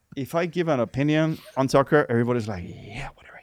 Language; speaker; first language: English; non-native, fluent; Spanish